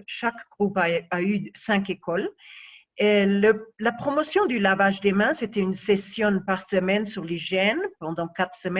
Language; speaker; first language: French; non-native, fluent; Spanish